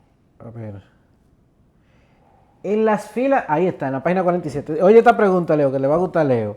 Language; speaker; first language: Spanish; native; Spanish